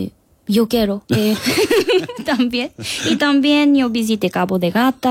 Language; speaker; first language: Spanish; non-native, learner; Korean